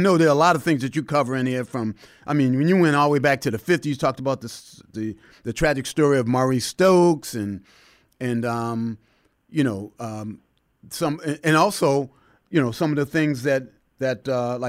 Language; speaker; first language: English; native; English